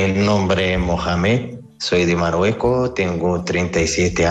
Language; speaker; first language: Spanish; non-native, learner; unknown